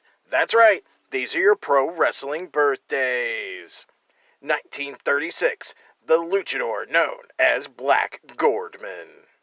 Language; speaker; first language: English; native; English